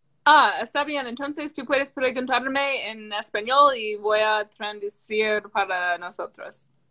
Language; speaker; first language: Spanish; non-native, learner; English